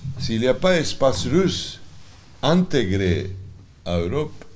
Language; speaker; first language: French; non-native, learner; Serbian